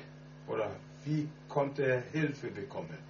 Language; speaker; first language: German; non-native, learner; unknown